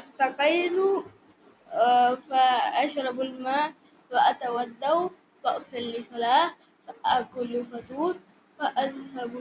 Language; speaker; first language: Arabic; non-native, learner; Urdu